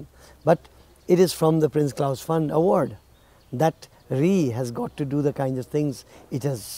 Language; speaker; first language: English; non-native, local second language; Nepali